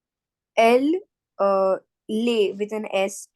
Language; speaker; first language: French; non-native, learner; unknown